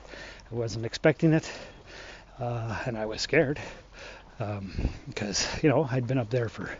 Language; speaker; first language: English; native; English